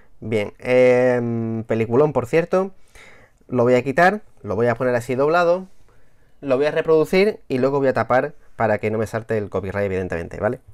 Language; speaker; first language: Spanish; native; Spanish